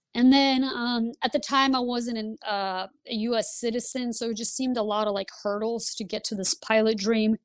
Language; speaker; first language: English; early bilingual, other home language; Lithuanian